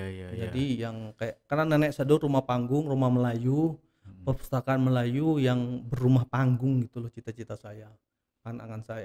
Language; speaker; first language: Indonesian; native; Indonesian